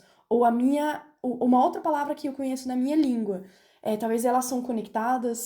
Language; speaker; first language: Portuguese; non-native, fluent; German